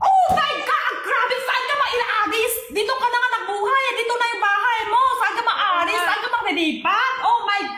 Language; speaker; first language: Filipino; non-native, learner; Chinese